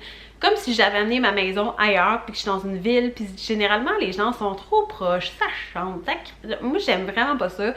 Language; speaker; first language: French; native; French